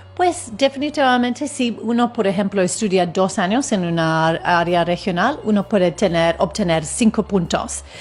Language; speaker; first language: Spanish; non-native, fluent; English